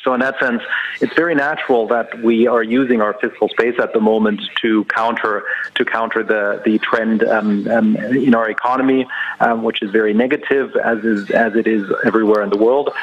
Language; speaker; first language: English; non-native, fluent; German